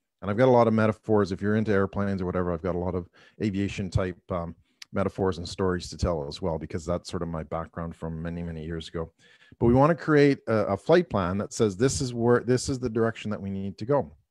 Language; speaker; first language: English; native; English